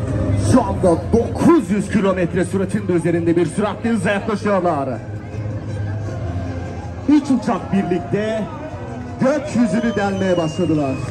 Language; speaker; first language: Turkish; native; Turkish